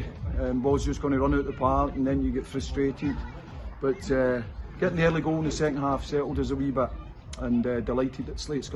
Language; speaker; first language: English; native; English